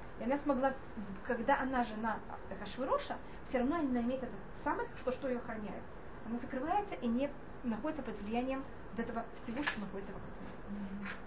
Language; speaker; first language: Russian; non-native, fluent; Hebrew